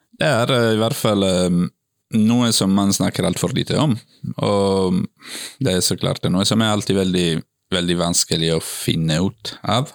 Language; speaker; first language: Norwegian; non-native, fluent; Italian